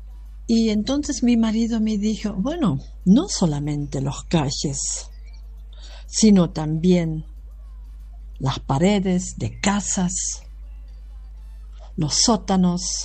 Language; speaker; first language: Spanish; non-native, fluent; German